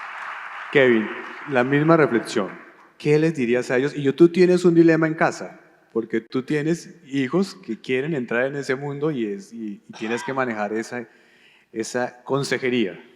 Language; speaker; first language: Spanish; native; Spanish